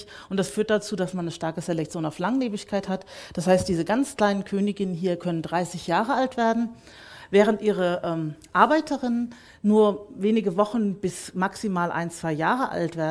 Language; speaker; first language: German; native; German